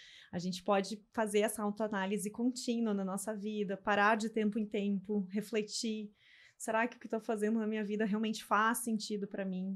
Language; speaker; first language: Portuguese; native; Portuguese